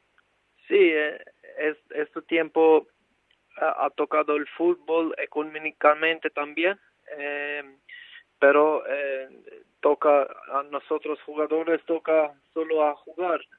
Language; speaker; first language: Spanish; non-native, fluent; Albanian